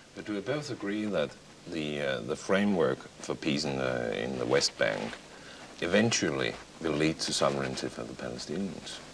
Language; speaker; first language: English; non-native, fluent; Danish